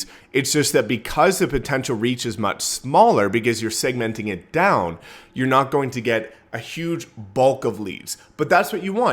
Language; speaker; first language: English; native; English